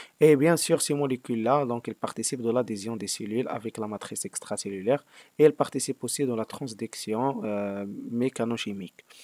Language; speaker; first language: French; non-native, local second language; Arabic